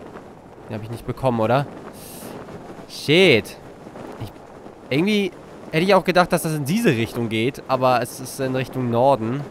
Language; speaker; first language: German; native; German